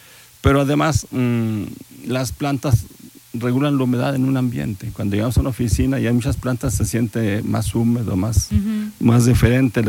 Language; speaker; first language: Spanish; native; Spanish